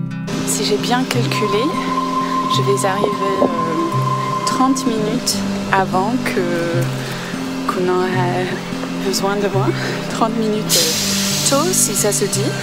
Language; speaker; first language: French; non-native, fluent; English